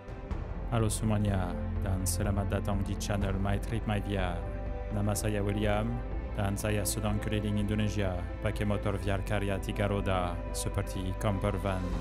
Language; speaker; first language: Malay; non-native, learner; French